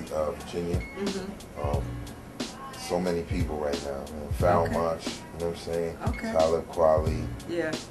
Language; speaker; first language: English; native; English